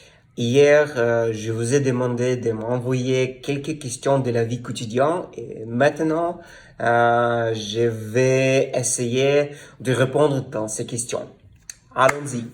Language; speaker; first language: French; non-native, learner; Russian